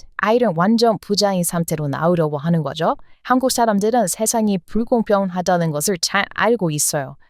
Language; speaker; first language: Korean; non-native, fluent; English